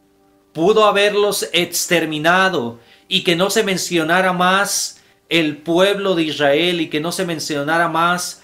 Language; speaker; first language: Spanish; native; Spanish